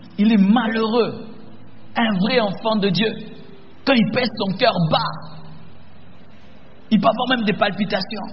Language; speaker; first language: French; non-native, local second language; Lingala